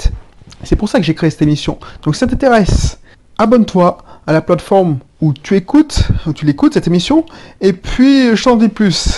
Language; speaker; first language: French; native; French